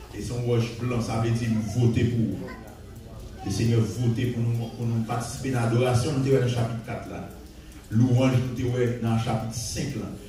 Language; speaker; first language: French; non-native, local second language; Haitian Creole